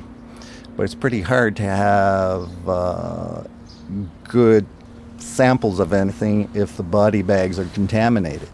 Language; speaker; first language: English; non-native, fluent; French